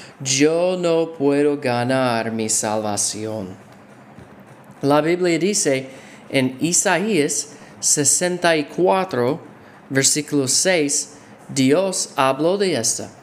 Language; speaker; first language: Spanish; non-native, fluent; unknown